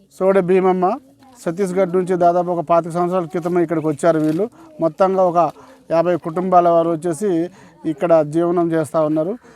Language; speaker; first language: Telugu; non-native, local second language; Koya